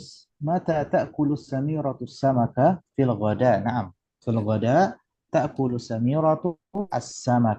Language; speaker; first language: Arabic; non-native, fluent; Indonesian